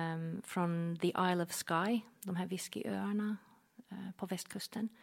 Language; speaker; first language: Swedish; non-native, fluent; English